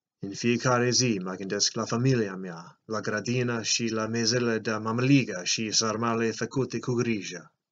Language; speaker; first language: Romanian; non-native, learner; English